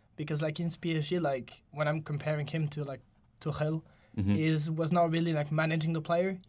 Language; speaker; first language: English; non-native, fluent; French